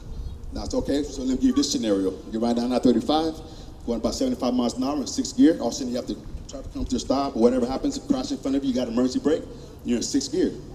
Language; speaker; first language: English; native; English